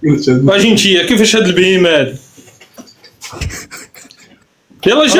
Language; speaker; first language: Arabic; native; Arabic